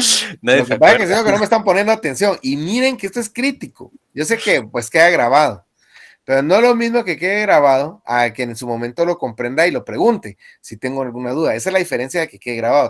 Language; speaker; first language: Spanish; native; Spanish